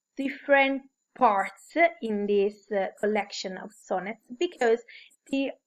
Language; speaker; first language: English; non-native, fluent; Italian